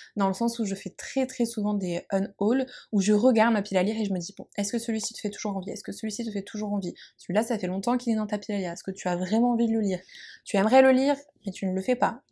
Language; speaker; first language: French; native; French